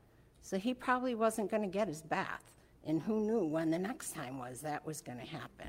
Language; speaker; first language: English; native; English